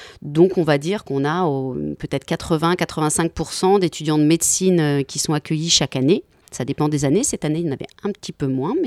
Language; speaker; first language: French; native; French